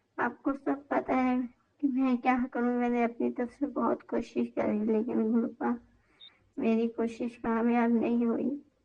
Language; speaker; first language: Hindi; native; Hindi